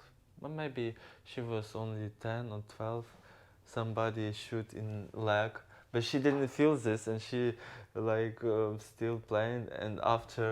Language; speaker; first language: English; non-native, learner; Ukrainian